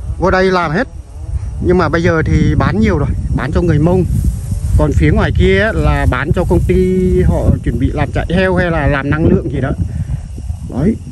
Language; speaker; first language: Vietnamese; non-native, local second language; Tày